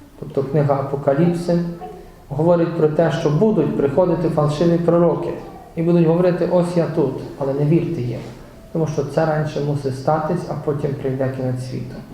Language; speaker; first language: Ukrainian; non-native, fluent; Polish